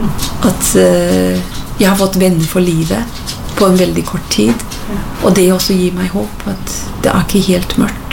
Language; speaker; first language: Norwegian; non-native, fluent; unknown